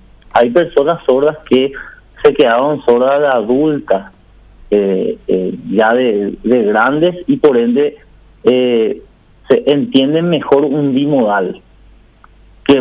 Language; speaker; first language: Spanish; native; Spanish